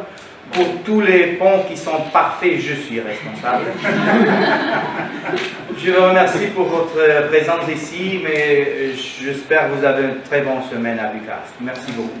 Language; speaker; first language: French; non-native, learner; Romanian